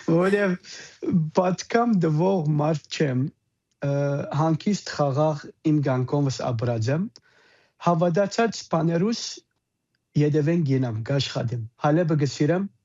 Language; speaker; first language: Armenian; early bilingual, heritage; Armenian